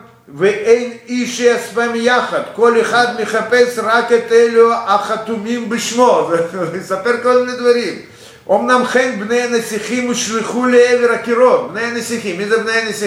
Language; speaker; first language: Hebrew; non-native, fluent; Russian